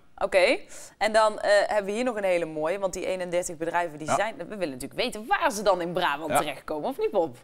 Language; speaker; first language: Dutch; native; Dutch